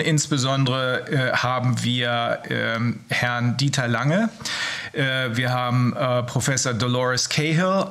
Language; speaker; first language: German; native; German